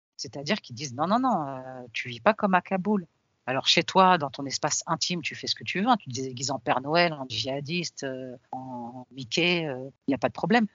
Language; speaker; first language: French; early bilingual, other home language; Arabic